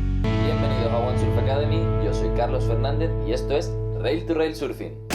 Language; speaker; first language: Spanish; native; Spanish